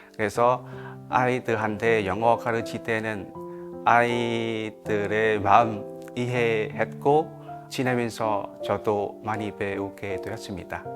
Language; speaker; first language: Korean; non-native, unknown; Vietnamese